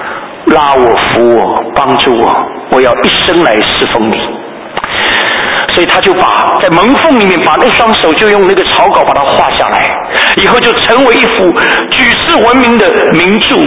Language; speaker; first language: Chinese; native; Chinese